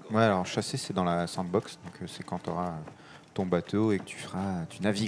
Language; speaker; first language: French; native; French